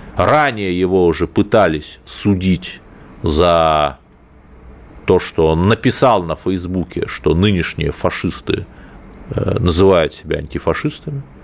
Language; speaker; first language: Russian; native; Russian